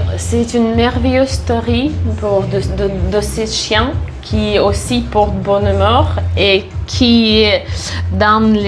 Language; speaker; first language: French; non-native, fluent; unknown